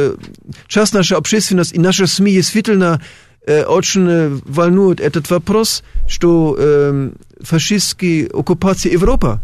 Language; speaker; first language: Russian; non-native, fluent; German